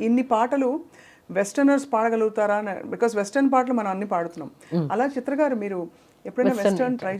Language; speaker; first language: Telugu; native; Telugu